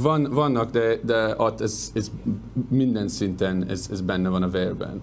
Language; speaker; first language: Hungarian; non-native, learner; English